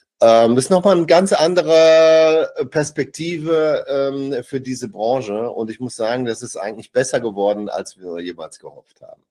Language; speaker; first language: German; native; German